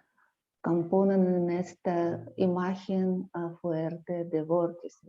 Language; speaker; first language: Spanish; non-native, learner; Russian